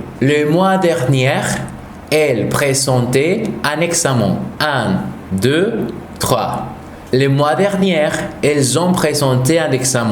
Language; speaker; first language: French; non-native, fluent; Spanish